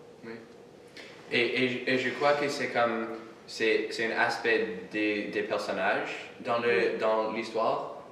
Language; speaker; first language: French; non-native, local second language; English